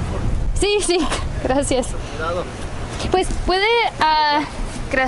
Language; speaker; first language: Spanish; non-native, learner; English